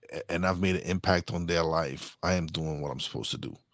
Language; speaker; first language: English; native; English